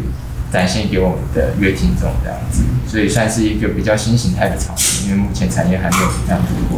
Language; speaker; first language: Chinese; native; Chinese